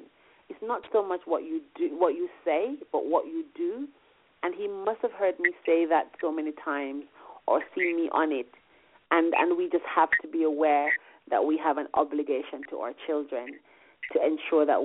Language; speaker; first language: English; non-native, local second language; Jamaican Creole English